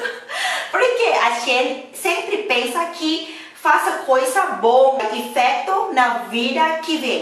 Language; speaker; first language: Portuguese; non-native, learner; Thai